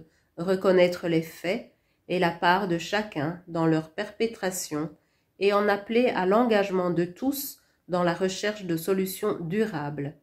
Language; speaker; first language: French; non-native, local second language; Rundi